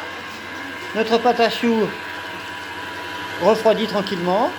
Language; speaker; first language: French; native; French